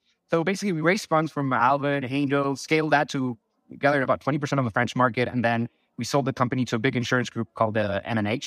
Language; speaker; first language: English; non-native, fluent; Spanish